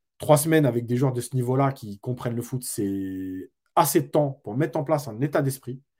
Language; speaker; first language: French; native; French